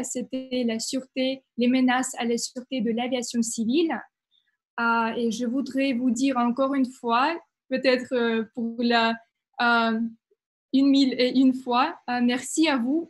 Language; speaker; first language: French; non-native, fluent; Russian